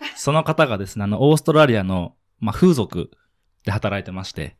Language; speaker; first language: Japanese; native; Japanese